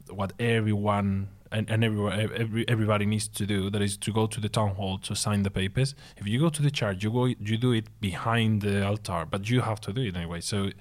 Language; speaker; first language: English; non-native, fluent; Spanish